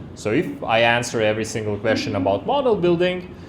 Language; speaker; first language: English; non-native, fluent; Lithuanian